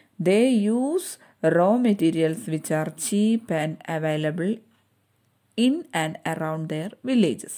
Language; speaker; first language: English; non-native, local second language; Malayalam